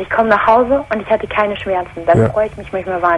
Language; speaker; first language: German; native; German